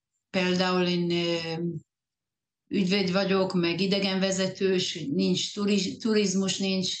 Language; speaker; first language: Hungarian; early bilingual, heritage; Hungarian